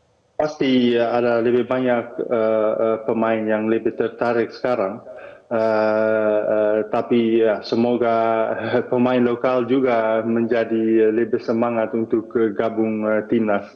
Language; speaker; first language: Indonesian; early bilingual, heritage; Dutch